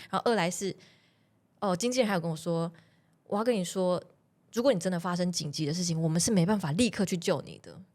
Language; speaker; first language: Chinese; native; Chinese